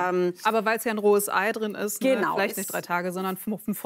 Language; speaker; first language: German; native; German